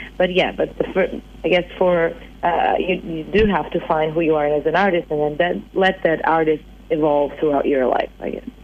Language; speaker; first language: English; non-native, fluent; Portuguese